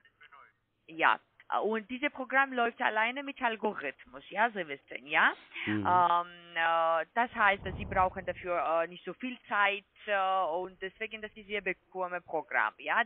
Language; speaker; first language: German; non-native, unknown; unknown